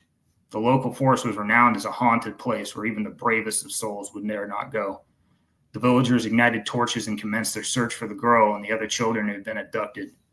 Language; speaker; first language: English; native; English